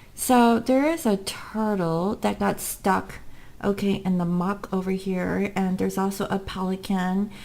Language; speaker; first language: English; native; English